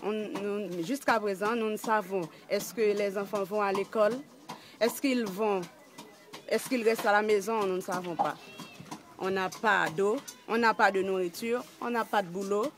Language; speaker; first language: French; non-native, local second language; Haitian Creole